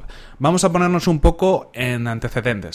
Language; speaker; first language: Spanish; native; Spanish